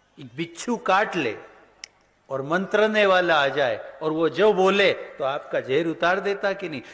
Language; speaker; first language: Hindi; native; Hindi